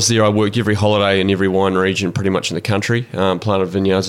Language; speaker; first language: English; native; English